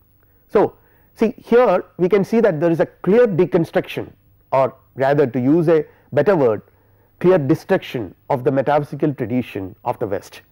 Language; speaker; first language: English; non-native, local second language; Malayalam